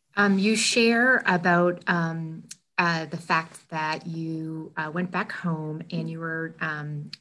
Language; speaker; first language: English; native; English